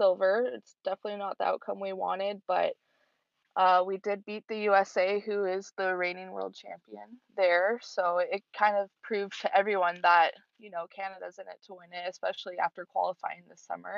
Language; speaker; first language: English; native; English